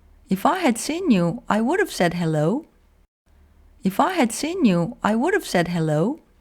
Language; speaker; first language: English; non-native, fluent; Korean